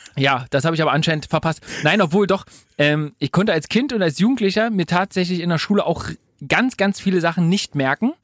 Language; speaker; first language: German; native; German